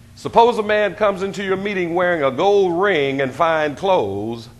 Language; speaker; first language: English; native; English